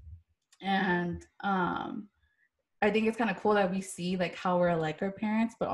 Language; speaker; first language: English; native; English